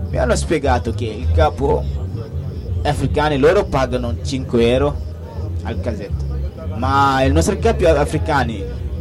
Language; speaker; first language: Italian; non-native, learner; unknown